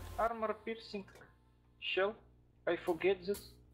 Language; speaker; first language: English; non-native, learner; Russian